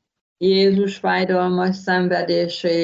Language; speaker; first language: Hungarian; native; Hungarian